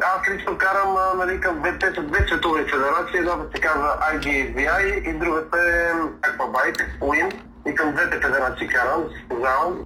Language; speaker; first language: Bulgarian; native; Bulgarian